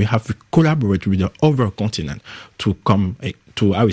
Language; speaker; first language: English; non-native, fluent; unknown